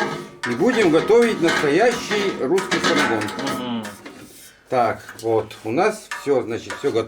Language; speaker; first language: Russian; native; Russian